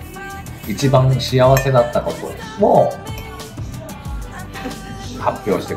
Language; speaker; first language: Japanese; native; Japanese